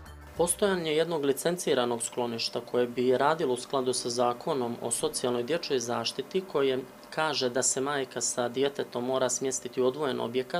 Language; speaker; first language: Serbian; native; Serbian